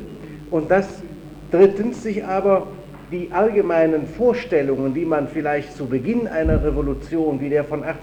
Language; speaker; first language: German; native; German